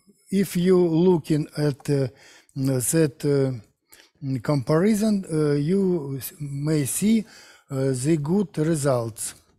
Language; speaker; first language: English; non-native, learner; Russian